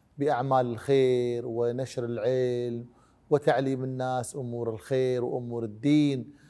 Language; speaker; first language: Arabic; native; Arabic